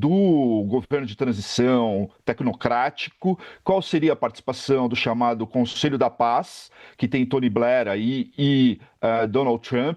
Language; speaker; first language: Portuguese; native; Portuguese